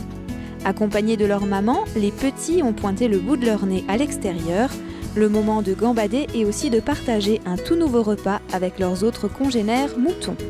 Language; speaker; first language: French; native; French